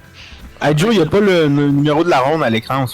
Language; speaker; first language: French; native; French